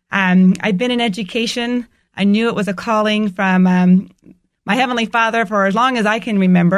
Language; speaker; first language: English; native; English